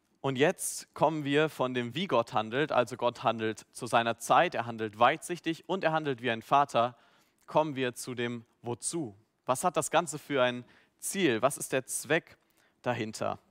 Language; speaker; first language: German; native; German